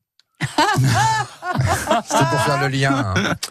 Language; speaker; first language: French; native; French